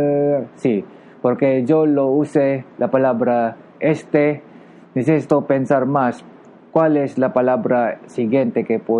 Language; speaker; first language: Spanish; non-native, learner; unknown